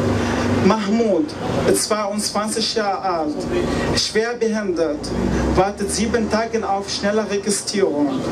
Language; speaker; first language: German; non-native, learner; Arabic